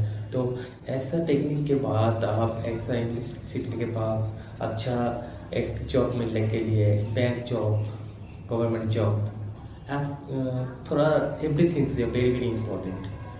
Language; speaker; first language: Hindi; non-native, local second language; Bangla